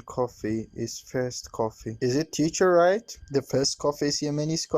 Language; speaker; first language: English; non-native, learner; Arabic